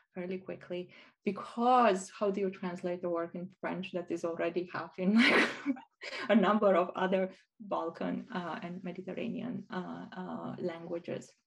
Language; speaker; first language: English; non-native, fluent; Romanian